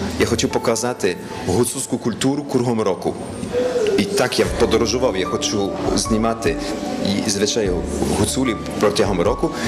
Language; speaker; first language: Ukrainian; early bilingual, heritage; Ukrainian